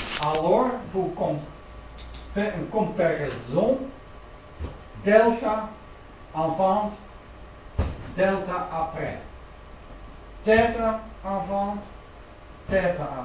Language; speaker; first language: French; non-native, learner; Dutch